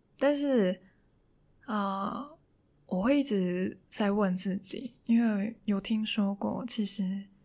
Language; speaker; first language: Chinese; non-native, local second language; Cantonese